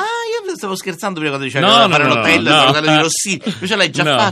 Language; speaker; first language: Italian; native; Italian